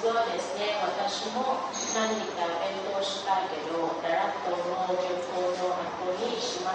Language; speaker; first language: Japanese; non-native, learner; Vietnamese